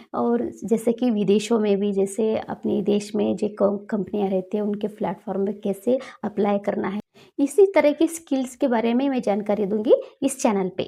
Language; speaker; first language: Hindi; non-native, local second language; Kannada